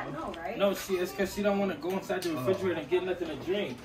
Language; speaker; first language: Spanish; early bilingual, heritage; English